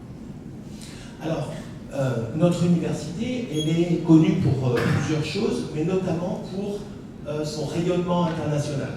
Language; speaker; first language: French; native; French